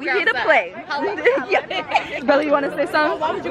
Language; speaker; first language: English; native; English